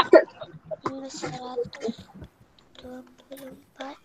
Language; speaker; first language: Malay; native; Malay